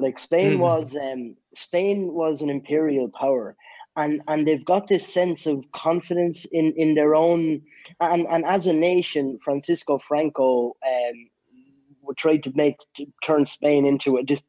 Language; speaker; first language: English; native; English